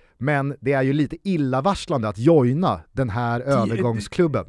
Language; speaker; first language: Swedish; native; Swedish